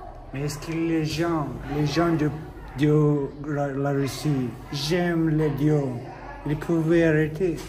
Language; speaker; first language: French; non-native, learner; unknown